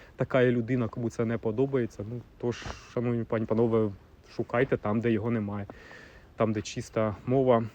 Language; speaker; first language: Ukrainian; non-native, local second language; Russian